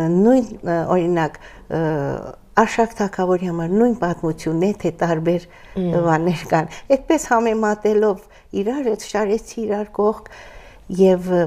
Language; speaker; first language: Armenian; early bilingual, heritage; Armenian